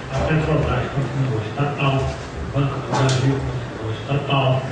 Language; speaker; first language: Portuguese; native; Portuguese